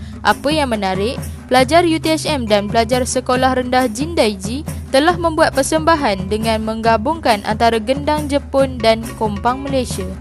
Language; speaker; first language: Malay; native; Malay